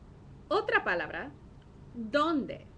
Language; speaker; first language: Spanish; non-native, fluent; English